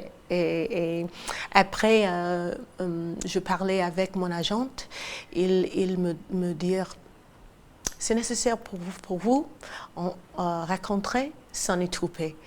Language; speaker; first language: French; non-native, learner; English